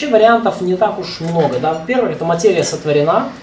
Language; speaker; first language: Russian; native; Russian